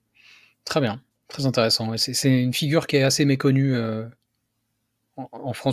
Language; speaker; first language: French; native; French